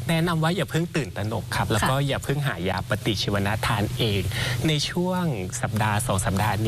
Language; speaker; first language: Thai; native; Thai